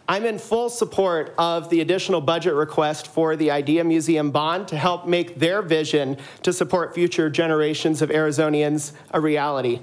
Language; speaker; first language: English; native; English